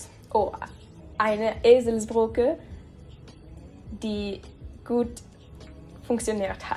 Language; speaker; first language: German; non-native, learner; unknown